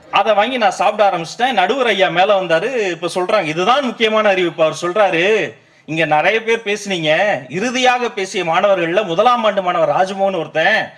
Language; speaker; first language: Tamil; native; Tamil